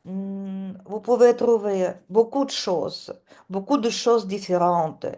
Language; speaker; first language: French; non-native, learner; Russian